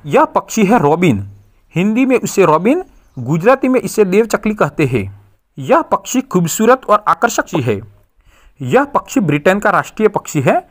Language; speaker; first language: Hindi; non-native, local second language; Gujarati